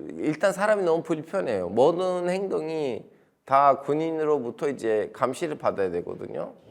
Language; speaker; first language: Korean; non-native, fluent; Turkish